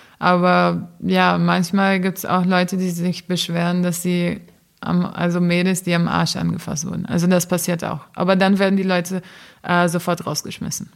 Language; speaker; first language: German; non-native, fluent; Portuguese